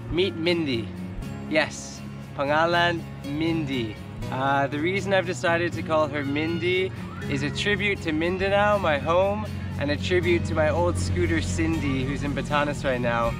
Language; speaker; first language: English; native; English